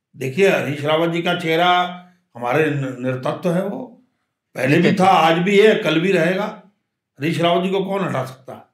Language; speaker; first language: Hindi; native; Hindi